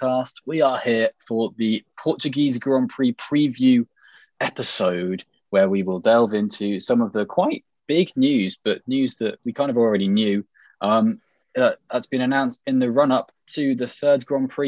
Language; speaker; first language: English; native; English